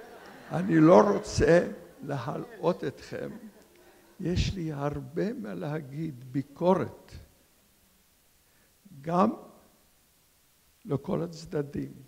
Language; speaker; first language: Hebrew; non-native, fluent; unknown